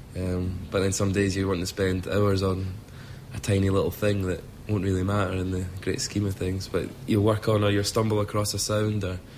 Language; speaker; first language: English; native; English